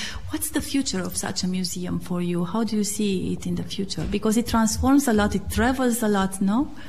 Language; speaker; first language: English; non-native, fluent; Romanian